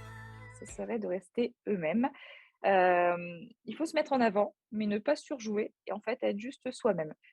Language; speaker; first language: French; native; French